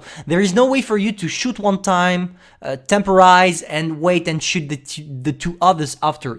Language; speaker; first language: English; non-native, fluent; French